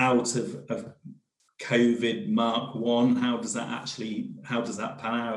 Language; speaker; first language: English; native; English